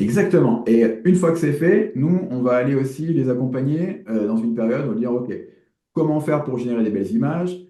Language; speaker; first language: French; native; French